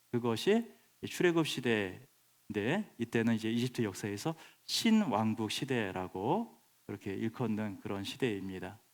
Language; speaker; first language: Korean; native; Korean